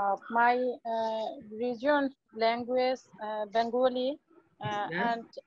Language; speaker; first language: English; non-native, learner; Bangla